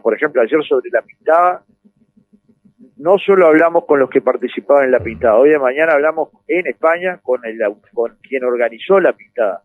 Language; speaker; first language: Spanish; native; Spanish